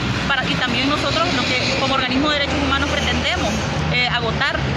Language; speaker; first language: Spanish; native; Spanish